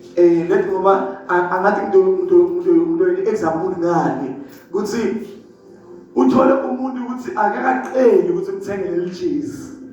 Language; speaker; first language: Zulu; non-native, local second language; Swati